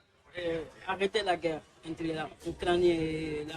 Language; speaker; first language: French; non-native, learner; Portuguese